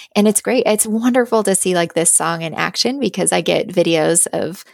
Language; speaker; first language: English; native; English